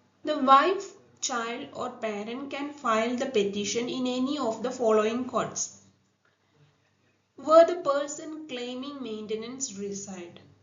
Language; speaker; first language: English; non-native, local second language; Malayalam